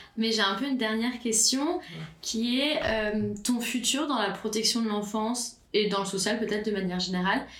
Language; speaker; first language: French; native; French